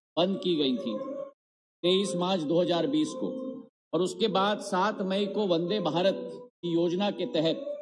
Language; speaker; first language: Hindi; native; Hindi